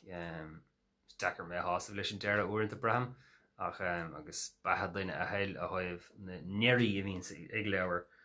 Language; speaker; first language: Irish; non-native, local second language; English